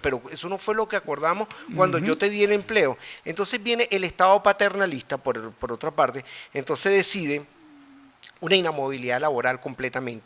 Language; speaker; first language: Spanish; native; Spanish